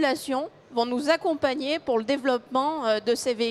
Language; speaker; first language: French; native; French